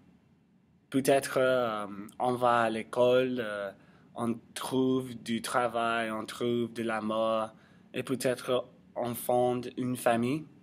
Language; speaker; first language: French; non-native, learner; English